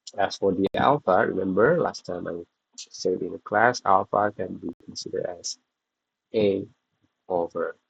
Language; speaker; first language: English; non-native, fluent; Indonesian